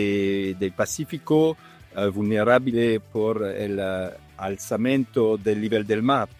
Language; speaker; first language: Spanish; non-native, fluent; Italian